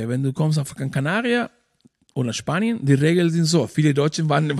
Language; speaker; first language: German; non-native, fluent; Spanish